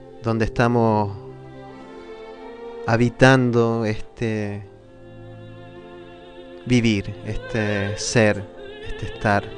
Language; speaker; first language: Spanish; native; Spanish